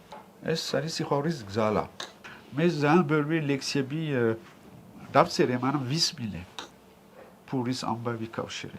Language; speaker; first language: Georgian; non-native, learner; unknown